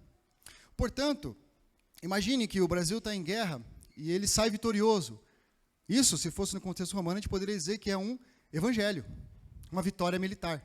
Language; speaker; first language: Portuguese; native; Portuguese